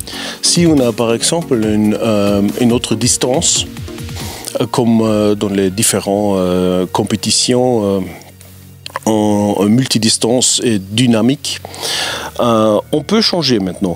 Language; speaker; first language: French; non-native, fluent; German